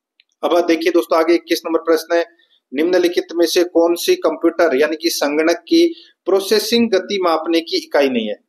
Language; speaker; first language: Hindi; native; Hindi